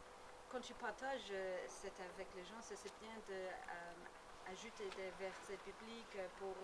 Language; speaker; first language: French; non-native, learner; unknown